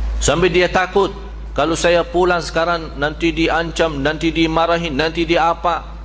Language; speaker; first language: Malay; non-native, fluent; Arabic